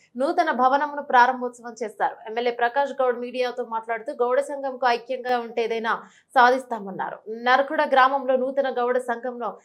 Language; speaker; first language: Telugu; native; Telugu